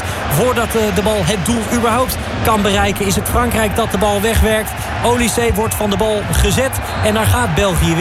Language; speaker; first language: Dutch; native; Dutch